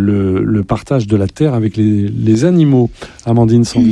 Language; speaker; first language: French; native; French